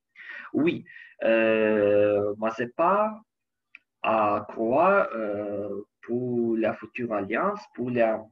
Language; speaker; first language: French; non-native, learner; Ukrainian